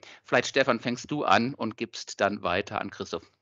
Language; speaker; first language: German; native; German